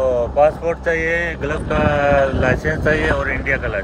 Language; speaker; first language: Hindi; native; Hindi